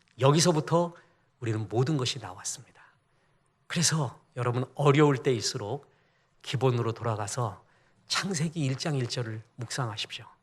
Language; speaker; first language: Korean; native; Korean